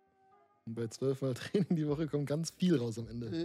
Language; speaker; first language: German; native; German